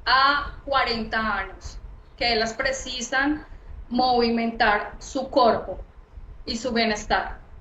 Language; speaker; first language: Portuguese; non-native, learner; Spanish